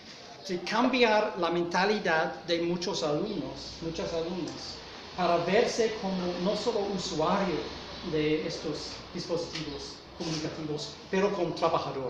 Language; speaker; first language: Spanish; non-native, fluent; English